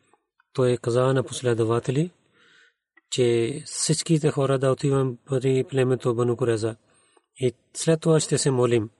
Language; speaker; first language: Bulgarian; non-native, learner; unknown